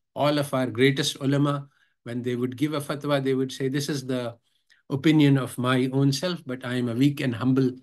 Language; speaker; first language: English; non-native, local second language; Urdu